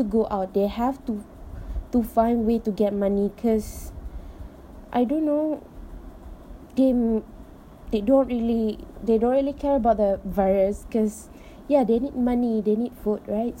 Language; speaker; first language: English; non-native, local second language; Malay